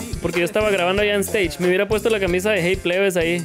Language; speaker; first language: Spanish; early bilingual, heritage; Spanish